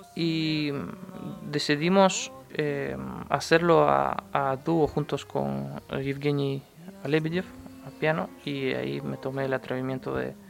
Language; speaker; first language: Spanish; native; Spanish